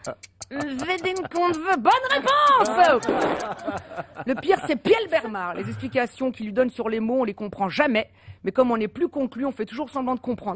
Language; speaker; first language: French; native; French